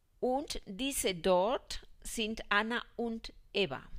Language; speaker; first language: German; non-native, fluent; Spanish